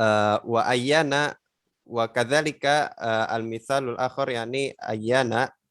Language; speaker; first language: Arabic; non-native, learner; Indonesian